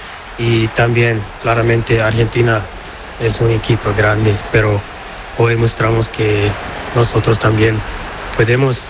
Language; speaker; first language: Spanish; non-native, learner; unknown